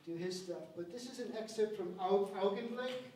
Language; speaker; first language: English; early bilingual, other home language; Czech